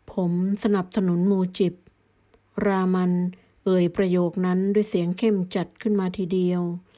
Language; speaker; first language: Thai; native; Thai